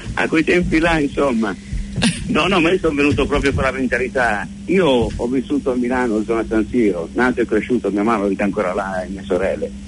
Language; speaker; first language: Italian; native; Italian